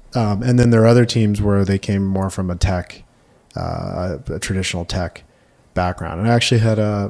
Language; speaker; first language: English; native; English